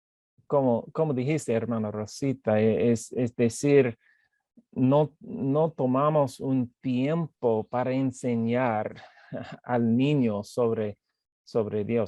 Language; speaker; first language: Spanish; non-native, fluent; English